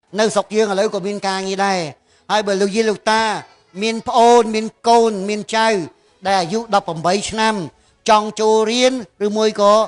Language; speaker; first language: Khmer; native; Khmer